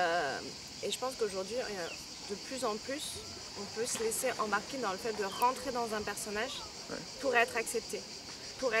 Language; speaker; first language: French; native; French